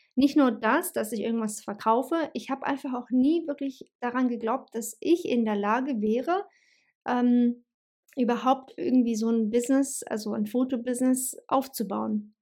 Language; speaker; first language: German; early bilingual, other home language; Bosnian